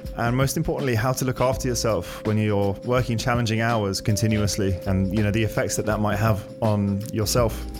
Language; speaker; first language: English; native; English